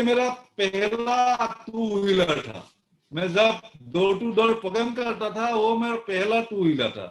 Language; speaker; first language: Hindi; non-native, local second language; Assamese